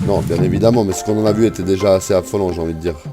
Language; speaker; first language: French; native; French